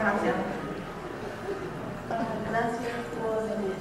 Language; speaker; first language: Spanish; non-native, learner; English